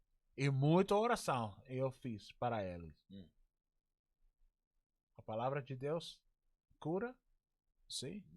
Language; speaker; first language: Portuguese; non-native, learner; English